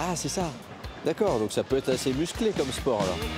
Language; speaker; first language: French; native; French